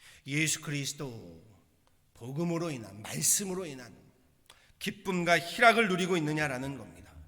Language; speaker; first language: Korean; native; Korean